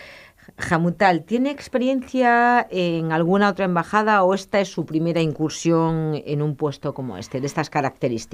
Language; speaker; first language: Spanish; native; Spanish